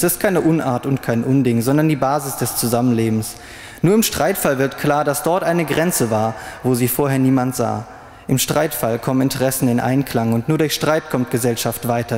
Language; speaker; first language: German; native; German